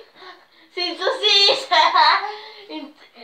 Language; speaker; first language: French; native; French